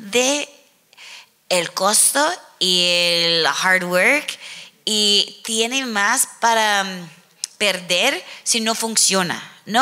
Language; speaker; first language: Spanish; non-native, learner; English